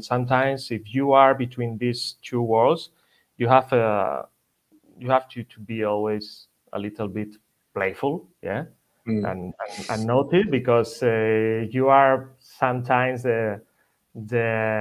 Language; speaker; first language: English; non-native, fluent; Spanish